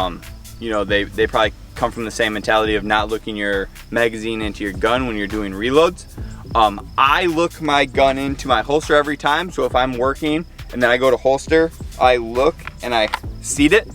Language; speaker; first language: English; native; English